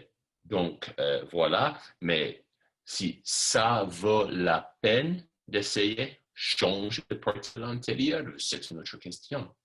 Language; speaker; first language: French; non-native, fluent; English